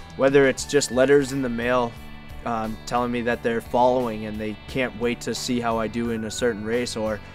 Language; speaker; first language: English; native; English